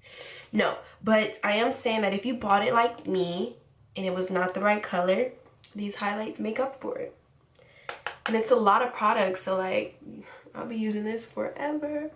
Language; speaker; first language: English; native; English